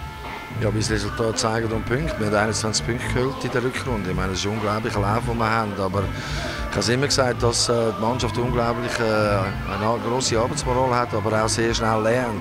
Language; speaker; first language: German; native; German